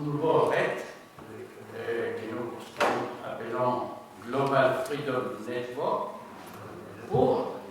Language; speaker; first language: French; non-native, learner; Spanish